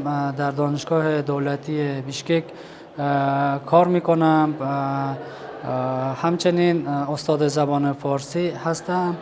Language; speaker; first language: Persian; non-native, fluent; Kyrgyz